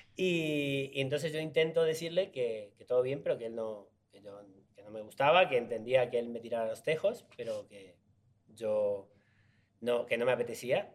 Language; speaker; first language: Spanish; native; Spanish